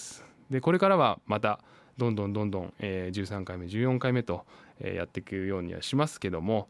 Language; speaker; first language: Japanese; native; Japanese